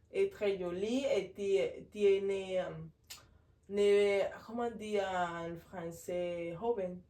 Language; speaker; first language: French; non-native, learner; Spanish